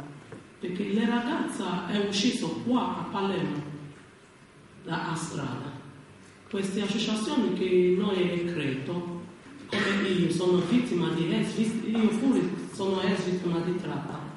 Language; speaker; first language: Italian; non-native, learner; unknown